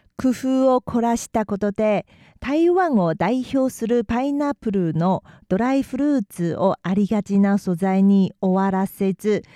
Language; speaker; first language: Japanese; non-native, fluent; Chinese